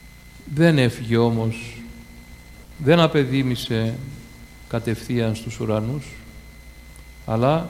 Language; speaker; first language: Greek; native; Greek